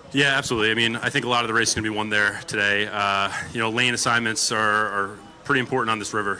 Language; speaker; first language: English; native; English